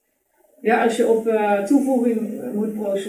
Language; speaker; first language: Dutch; native; Dutch